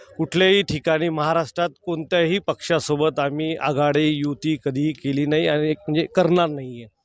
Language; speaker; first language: Marathi; native; Marathi